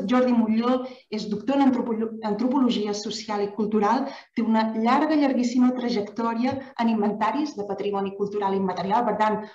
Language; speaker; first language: Catalan; native; Catalan